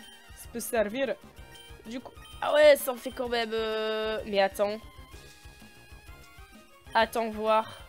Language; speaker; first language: French; native; French